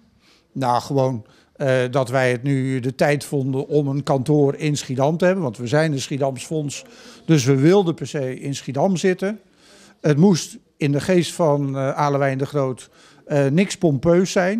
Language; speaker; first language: Dutch; native; Dutch